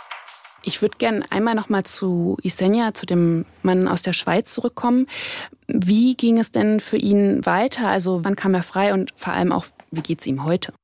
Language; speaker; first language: German; native; German